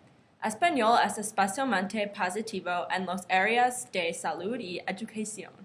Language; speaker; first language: Spanish; non-native, learner; English